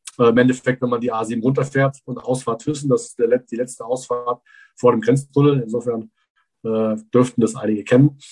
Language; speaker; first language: German; early bilingual, other home language; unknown